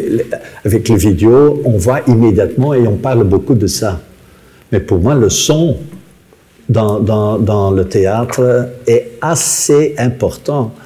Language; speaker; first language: French; non-native, local second language; Dutch